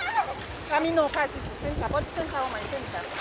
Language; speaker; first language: Portuguese; non-native, learner; Haitian Creole